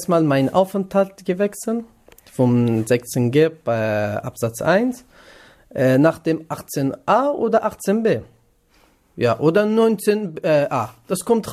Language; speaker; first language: German; non-native, learner; Kurdish